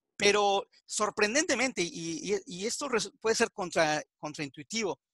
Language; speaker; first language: Spanish; native; Spanish